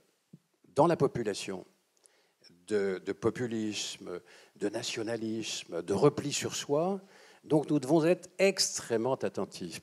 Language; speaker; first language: French; native; French